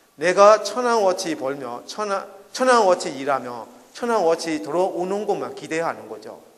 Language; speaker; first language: Korean; non-native, fluent; Burmese